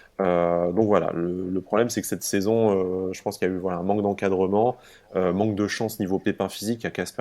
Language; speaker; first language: French; native; French